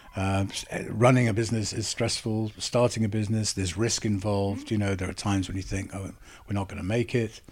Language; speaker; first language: English; native; English